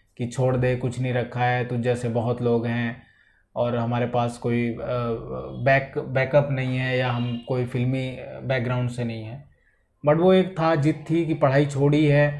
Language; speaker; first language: Hindi; native; Hindi